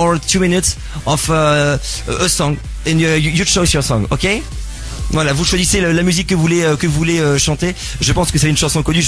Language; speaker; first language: French; native; French